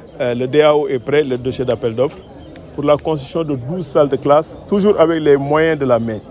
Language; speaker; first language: French; non-native, local second language; Wolof